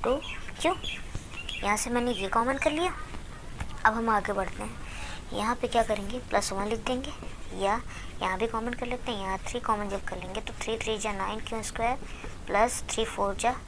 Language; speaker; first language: Hindi; native; Hindi